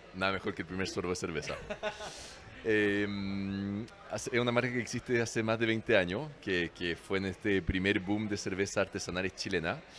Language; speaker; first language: Spanish; non-native, fluent; French